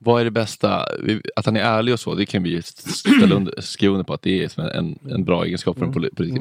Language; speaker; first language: Swedish; native; Swedish